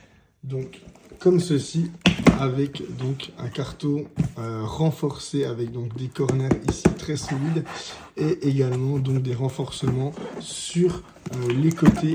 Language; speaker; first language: French; native; French